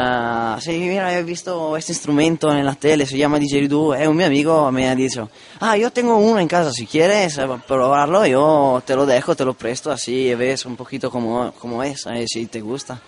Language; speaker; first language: Spanish; non-native, learner; Italian